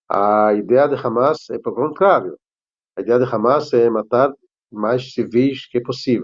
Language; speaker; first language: Portuguese; non-native, fluent; Hebrew